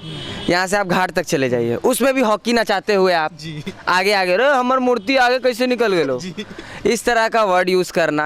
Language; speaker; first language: Hindi; native; Hindi